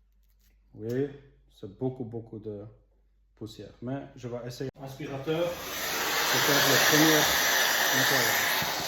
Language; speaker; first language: French; non-native, local second language; German